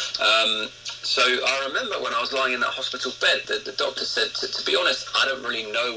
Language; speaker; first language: English; native; English